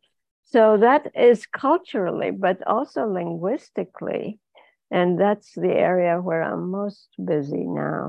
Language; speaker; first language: English; non-native, fluent; Ladino